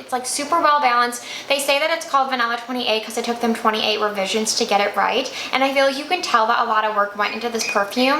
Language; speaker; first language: English; native; English